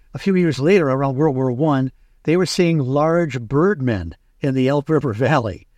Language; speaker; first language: English; native; English